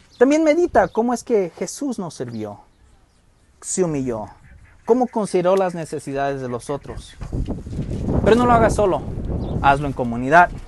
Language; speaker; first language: Spanish; early bilingual, heritage; Spanish